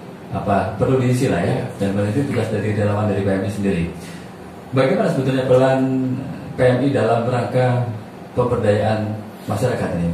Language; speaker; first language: Indonesian; native; Indonesian